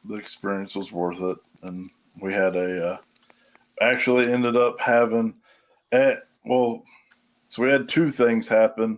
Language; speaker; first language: English; native; English